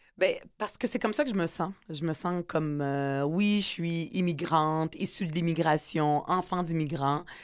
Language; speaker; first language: French; early bilingual, other home language; Arabic